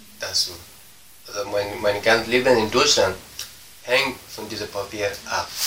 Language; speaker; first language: German; non-native, learner; Persian